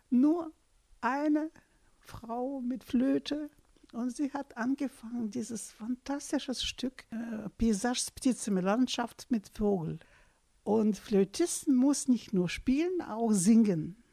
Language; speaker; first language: German; non-native, fluent; Russian